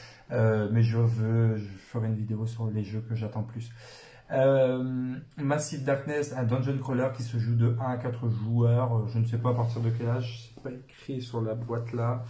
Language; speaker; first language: French; native; French